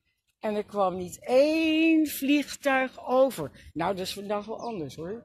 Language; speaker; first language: Dutch; native; Dutch